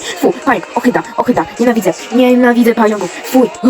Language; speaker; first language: Polish; native; Polish